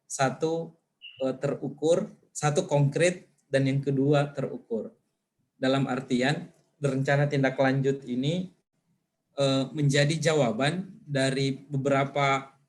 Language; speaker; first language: Indonesian; native; Indonesian